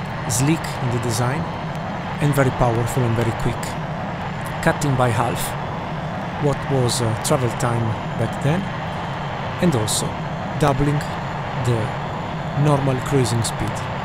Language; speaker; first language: English; non-native, fluent; Italian